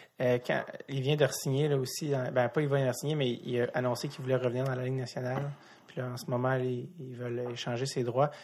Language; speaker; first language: French; native; French